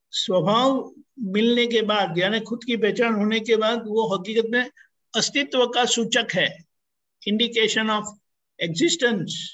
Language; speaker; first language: Hindi; non-native, local second language; Gujarati